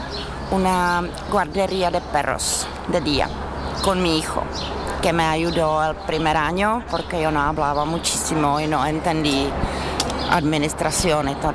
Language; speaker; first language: Spanish; non-native, learner; Czech